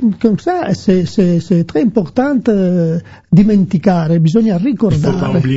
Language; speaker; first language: French; non-native, learner; Italian